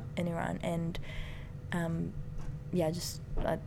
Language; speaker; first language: English; early bilingual, other home language; Persian